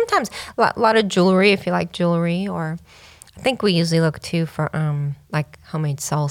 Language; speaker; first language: English; native; English